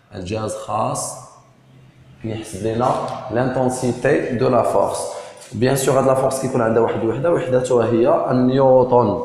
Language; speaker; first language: French; non-native, local second language; Arabic